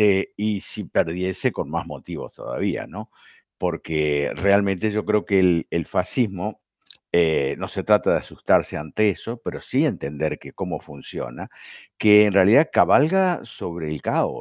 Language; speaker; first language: Spanish; native; Spanish